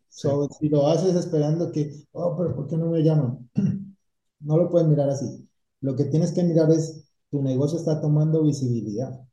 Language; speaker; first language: Spanish; native; Spanish